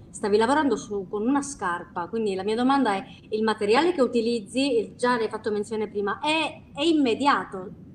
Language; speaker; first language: Italian; non-native, fluent; Spanish